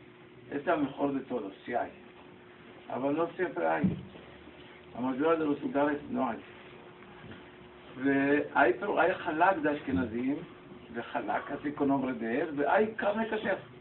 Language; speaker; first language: Spanish; non-native, learner; Hebrew